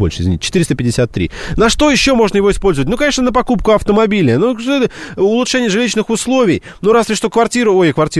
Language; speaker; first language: Russian; native; Russian